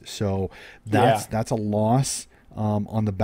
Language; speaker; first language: English; native; English